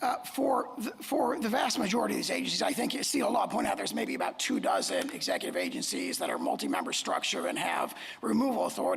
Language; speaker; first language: English; native; English